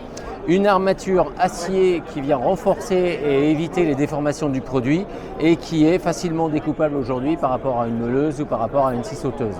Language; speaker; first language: French; native; French